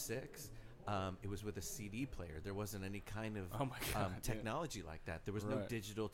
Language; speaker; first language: English; native; English